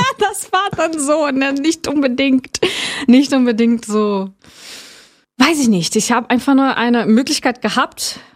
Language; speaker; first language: German; non-native, fluent; Portuguese